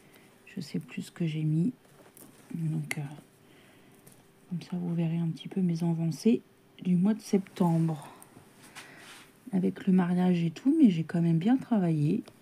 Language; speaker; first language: French; native; French